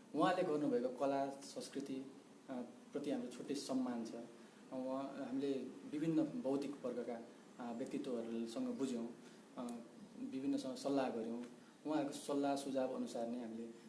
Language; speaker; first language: Nepali; native; Nepali